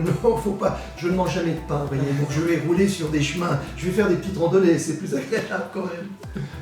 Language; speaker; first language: French; native; French